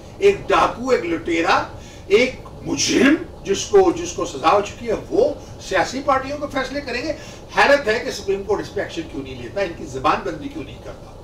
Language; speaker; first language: Urdu; native; Urdu